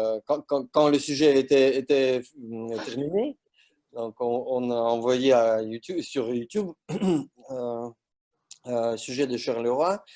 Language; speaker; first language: French; non-native, learner; Russian